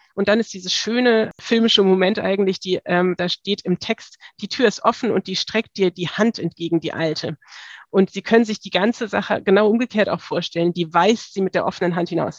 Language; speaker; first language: German; native; German